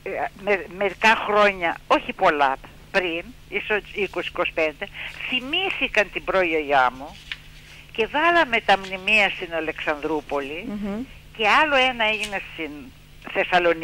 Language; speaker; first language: Greek; native; Greek